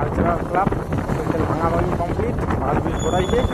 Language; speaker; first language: Hindi; non-native, local second language; Bangla